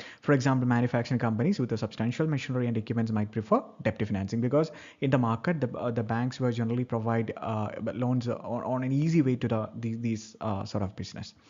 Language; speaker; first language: English; non-native, local second language; Malayalam